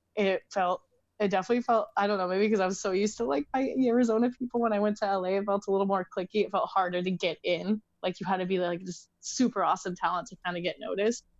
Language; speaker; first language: English; native; English